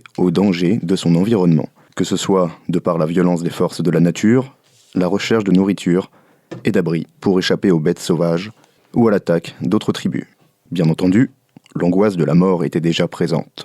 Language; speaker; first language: French; native; French